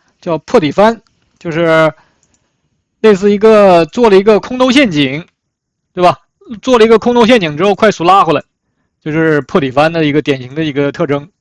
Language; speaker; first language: Chinese; native; Chinese